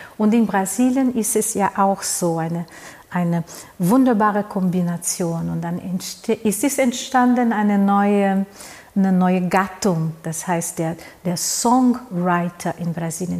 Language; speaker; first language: German; non-native, fluent; Portuguese